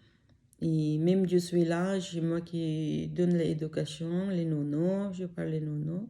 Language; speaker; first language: French; non-native, learner; Filipino